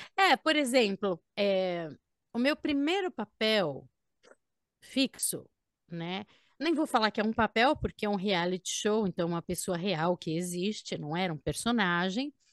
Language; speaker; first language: Portuguese; native; Portuguese